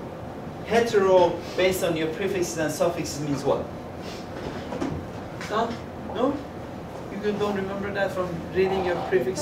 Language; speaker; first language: English; non-native, fluent; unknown